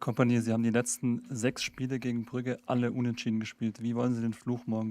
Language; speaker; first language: German; native; German